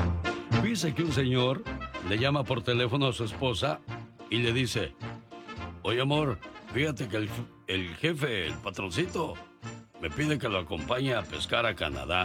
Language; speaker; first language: Spanish; native; Spanish